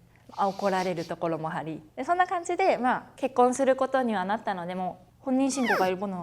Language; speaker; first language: Japanese; native; Japanese